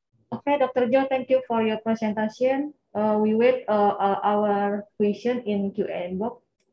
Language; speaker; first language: English; non-native, learner; Indonesian